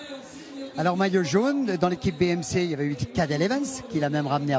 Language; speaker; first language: French; native; French